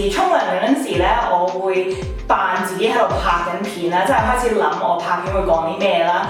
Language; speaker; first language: Cantonese; early bilingual, heritage; Cantonese